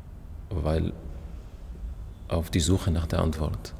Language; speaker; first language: German; non-native, fluent; Arabic